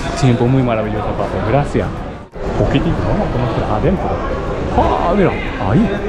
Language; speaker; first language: Spanish; non-native, learner; Japanese